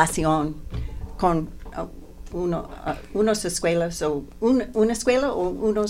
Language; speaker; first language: Spanish; non-native, learner; English